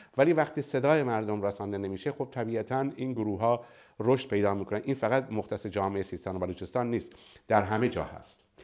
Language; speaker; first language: Persian; non-native, local second language; Baluchi